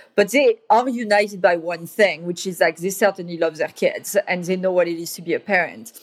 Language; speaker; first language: English; non-native, fluent; French